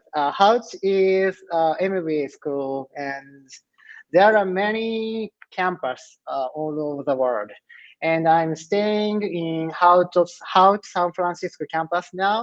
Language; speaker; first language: English; non-native, learner; Japanese